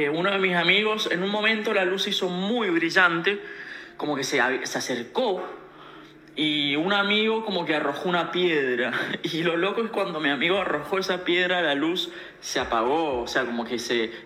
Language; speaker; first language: Spanish; native; Spanish